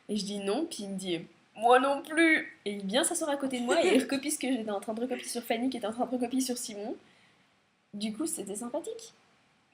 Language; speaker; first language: French; native; French